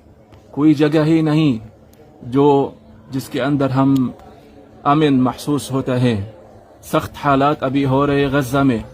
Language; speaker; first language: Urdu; non-native, fluent; Arabic